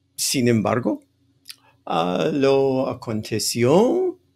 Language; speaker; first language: Spanish; non-native, fluent; English